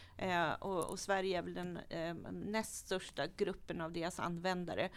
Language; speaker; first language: Swedish; native; Swedish